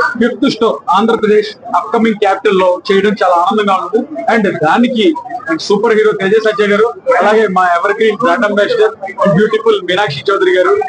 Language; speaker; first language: Telugu; native; Telugu